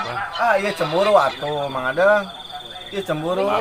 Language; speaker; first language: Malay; non-native, local second language; Sundanese